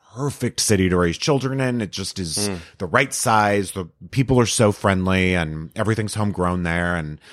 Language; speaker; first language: English; native; English